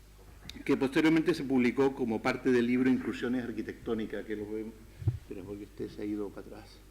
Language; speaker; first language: Spanish; native; Spanish